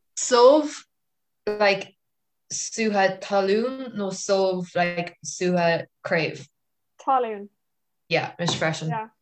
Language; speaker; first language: Irish; non-native, local second language; English